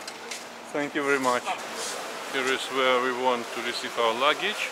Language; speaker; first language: English; non-native, fluent; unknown